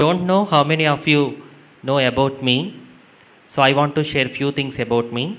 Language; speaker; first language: English; non-native, local second language; Telugu